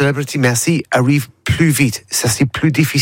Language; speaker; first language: French; non-native, learner; English